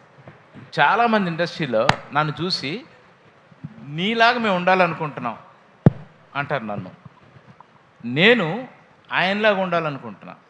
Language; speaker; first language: Telugu; native; Telugu